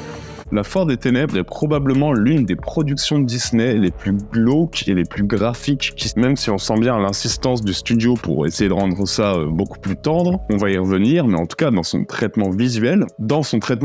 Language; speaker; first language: French; native; French